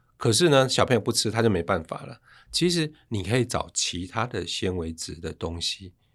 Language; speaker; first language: Chinese; native; Chinese